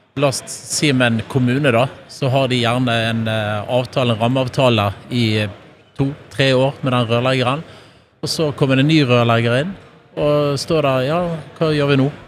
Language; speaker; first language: Norwegian; native; Norwegian